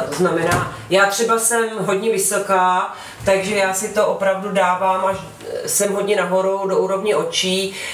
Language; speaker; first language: Czech; native; Czech